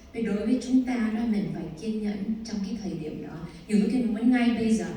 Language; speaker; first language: Vietnamese; early bilingual, heritage; Vietnamese